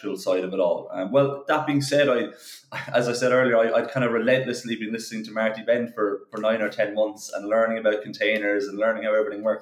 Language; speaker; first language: English; native; English